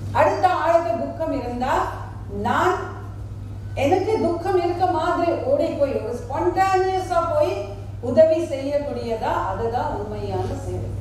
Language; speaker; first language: Tamil; non-native, fluent; Marathi